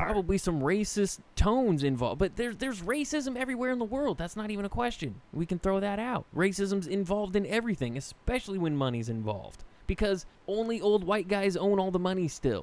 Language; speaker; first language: English; native; English